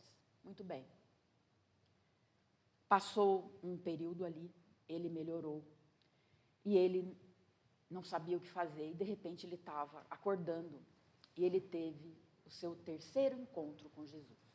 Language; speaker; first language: Portuguese; native; Portuguese